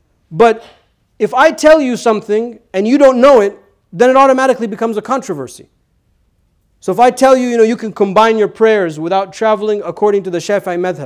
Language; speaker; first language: English; native; English